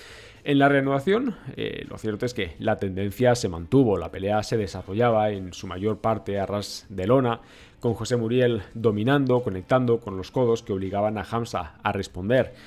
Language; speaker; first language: Spanish; native; Spanish